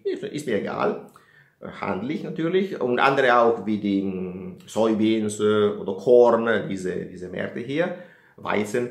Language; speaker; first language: German; non-native, fluent; Italian